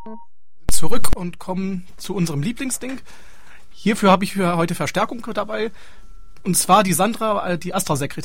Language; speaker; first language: German; native; German